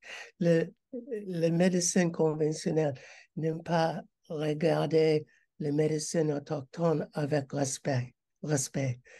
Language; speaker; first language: French; non-native, learner; English